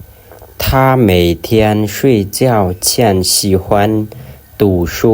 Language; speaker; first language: Chinese; non-native, learner; Lao